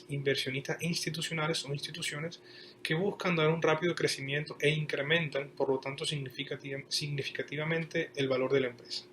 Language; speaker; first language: Spanish; native; Spanish